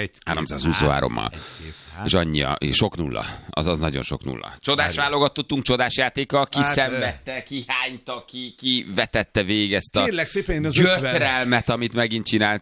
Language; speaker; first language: Hungarian; native; Hungarian